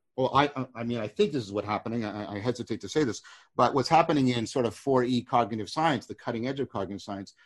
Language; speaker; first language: English; native; English